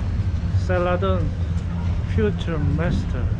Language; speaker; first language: English; non-native, learner; Korean